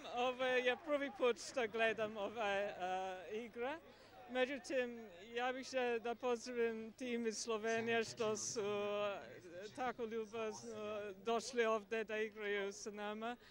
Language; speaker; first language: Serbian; non-native, fluent; English